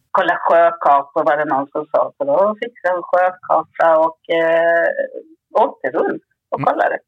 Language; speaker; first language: Swedish; early bilingual, other home language; Spanish